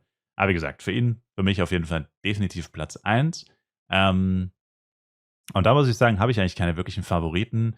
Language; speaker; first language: German; native; German